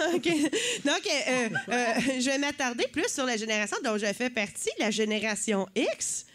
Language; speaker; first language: French; native; French